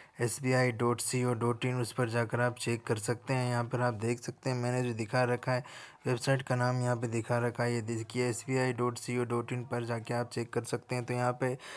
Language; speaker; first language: Hindi; native; Hindi